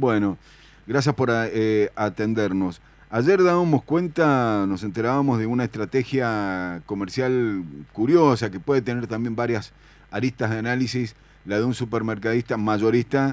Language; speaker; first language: Spanish; native; Spanish